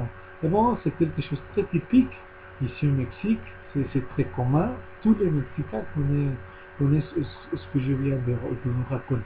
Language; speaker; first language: French; non-native, learner; Spanish